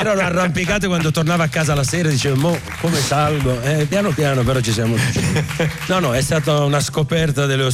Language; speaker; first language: Italian; native; Italian